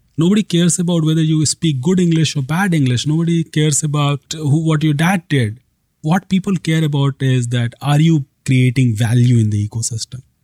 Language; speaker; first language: English; non-native, local second language; Hindi